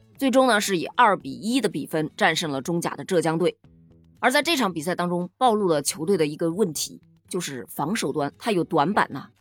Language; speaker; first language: Chinese; native; Chinese